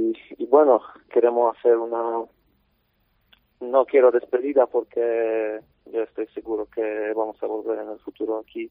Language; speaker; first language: Spanish; non-native, fluent; Polish